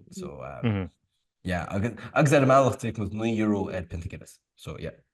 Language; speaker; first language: Irish; native; Irish